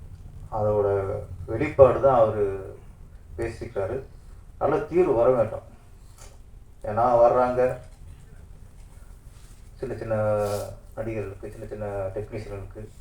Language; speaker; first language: Tamil; native; Tamil